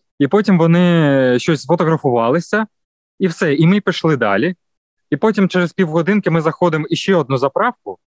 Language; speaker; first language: Ukrainian; non-native, local second language; Russian